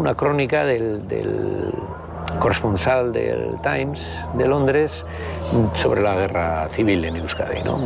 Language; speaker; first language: Spanish; native; Spanish